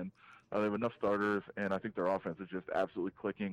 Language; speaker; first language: English; native; English